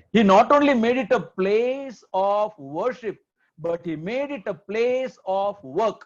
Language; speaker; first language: English; non-native, local second language; Marathi